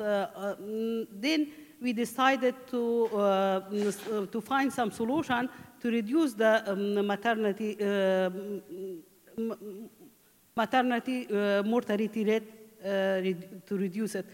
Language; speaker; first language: English; non-native, learner; Persian